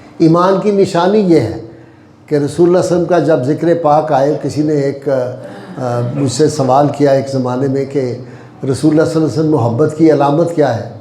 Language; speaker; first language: Urdu; non-native, local second language; Punjabi